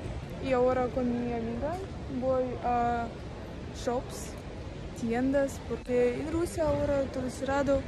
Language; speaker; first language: Spanish; non-native, learner; Russian